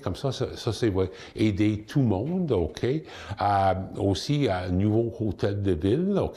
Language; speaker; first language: French; non-native, local second language; English